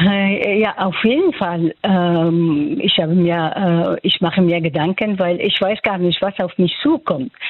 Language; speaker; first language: German; non-native, fluent; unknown